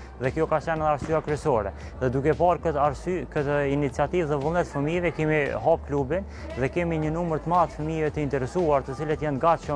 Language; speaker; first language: Albanian; native; Albanian